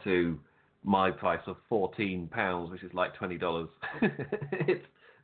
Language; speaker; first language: English; native; English